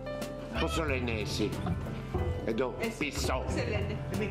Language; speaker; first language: Greek; non-native, learner; French